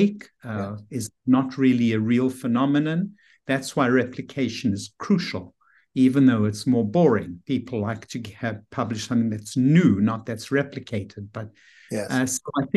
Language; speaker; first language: English; native; English